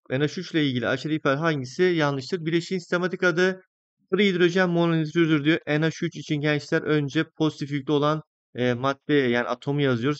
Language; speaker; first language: Turkish; native; Turkish